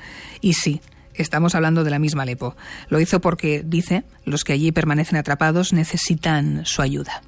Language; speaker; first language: Spanish; native; Spanish